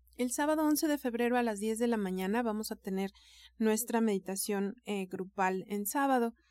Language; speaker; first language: Spanish; native; Spanish